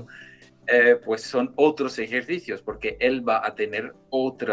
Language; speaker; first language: Spanish; non-native, fluent; English